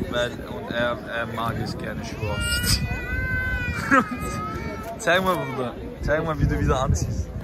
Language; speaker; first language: German; early bilingual, other home language; Turkish